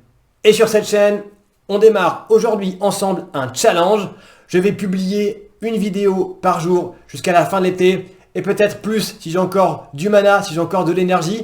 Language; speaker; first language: French; native; French